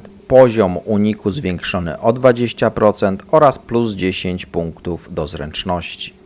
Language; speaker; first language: Polish; native; Polish